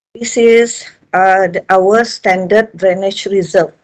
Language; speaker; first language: English; non-native, local second language; Malay